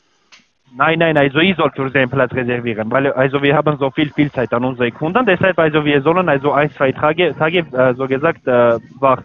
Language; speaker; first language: German; non-native, learner; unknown